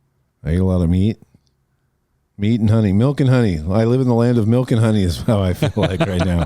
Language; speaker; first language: English; native; English